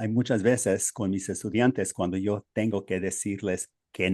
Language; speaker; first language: Spanish; non-native, fluent; English